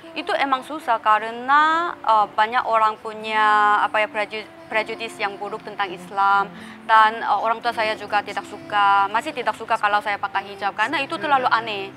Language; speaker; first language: Indonesian; non-native, fluent; Korean